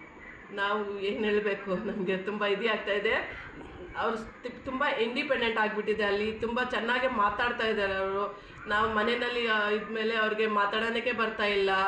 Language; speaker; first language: Kannada; non-native, local second language; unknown